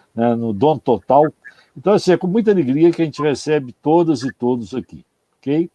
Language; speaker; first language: Portuguese; native; Portuguese